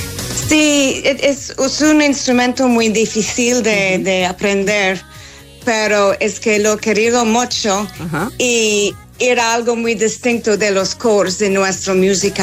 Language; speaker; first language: Spanish; non-native, learner; English